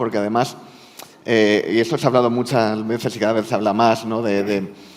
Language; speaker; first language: Spanish; native; Spanish